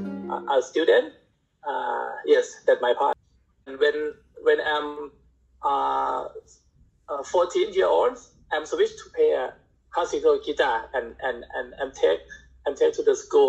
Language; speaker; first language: English; non-native, learner; Thai